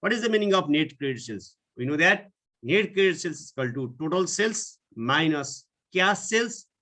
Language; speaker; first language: English; non-native, local second language; Nepali